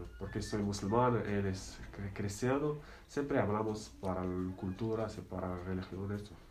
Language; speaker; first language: Spanish; non-native, learner; Arabic